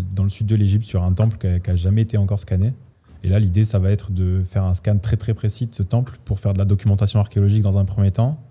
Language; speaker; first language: French; native; French